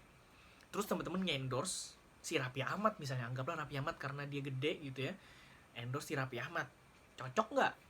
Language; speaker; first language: Indonesian; native; Indonesian